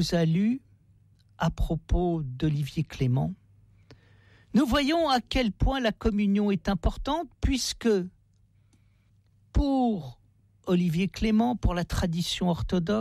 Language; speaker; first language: French; native; French